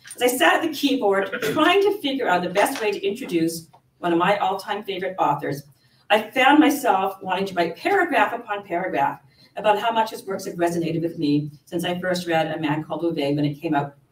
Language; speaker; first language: English; native; English